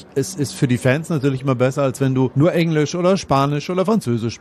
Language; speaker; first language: German; native; German